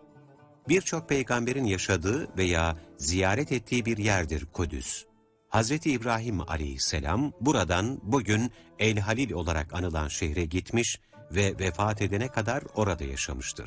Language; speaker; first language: Turkish; native; Turkish